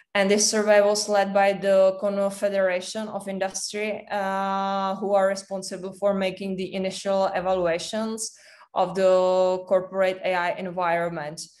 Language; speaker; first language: English; non-native, fluent; Czech